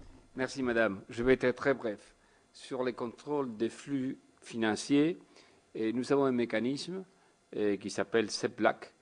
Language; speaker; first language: French; non-native, fluent; Spanish